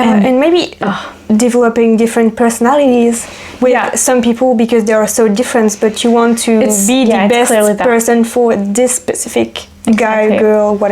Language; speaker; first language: English; non-native, fluent; French